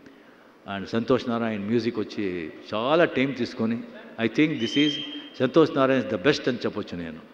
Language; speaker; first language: Telugu; non-native, local second language; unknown